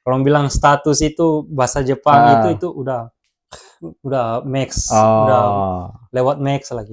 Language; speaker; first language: Indonesian; early bilingual, heritage; Japanese